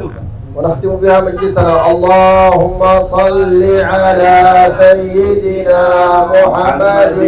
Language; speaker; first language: Arabic; native; Arabic